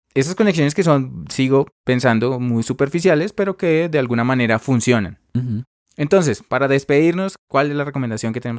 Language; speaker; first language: Spanish; native; Spanish